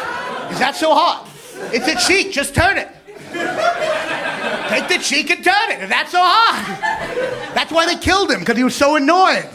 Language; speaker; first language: English; native; English